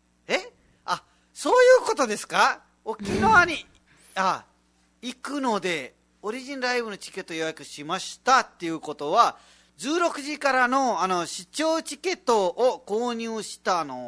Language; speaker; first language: Japanese; non-native, fluent; Nepali